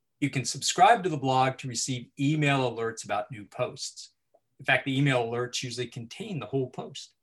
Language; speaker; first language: English; native; English